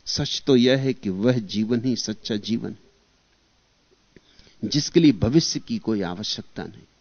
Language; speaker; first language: Hindi; native; Hindi